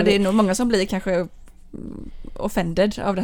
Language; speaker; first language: Swedish; native; Swedish